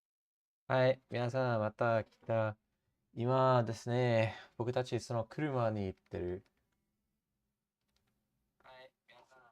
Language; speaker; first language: Japanese; non-native, learner; English